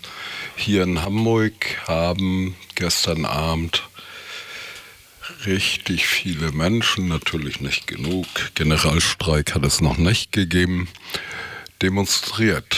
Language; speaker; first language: German; native; German